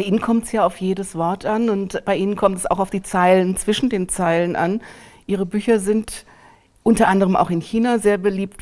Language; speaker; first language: German; native; German